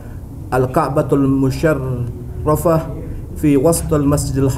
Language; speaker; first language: Arabic; non-native, learner; Indonesian